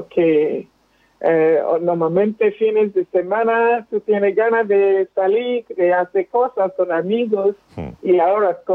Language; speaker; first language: Spanish; non-native, fluent; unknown